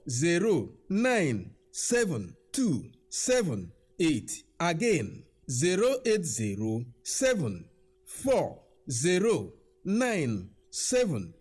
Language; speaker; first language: Nigerian Pidgin; non-native, local second language; Yoruba